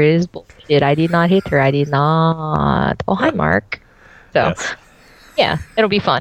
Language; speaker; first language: English; native; English